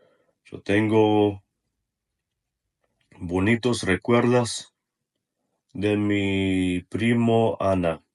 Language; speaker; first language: Spanish; non-native, learner; Russian